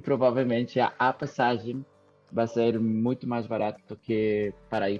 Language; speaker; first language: Portuguese; non-native, fluent; Spanish